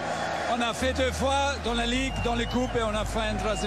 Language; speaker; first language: French; non-native, fluent; German